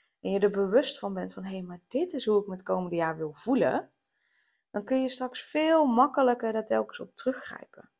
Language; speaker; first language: Dutch; native; Dutch